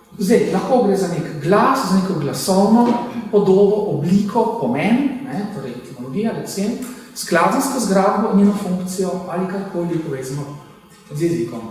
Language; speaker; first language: Slovenian; native; Slovenian